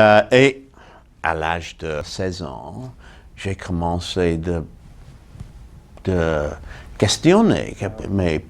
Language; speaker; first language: French; non-native, fluent; English